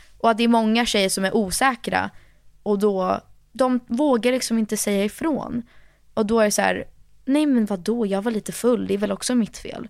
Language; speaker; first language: Swedish; early bilingual, heritage; Swedish